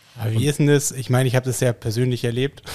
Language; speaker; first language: German; native; German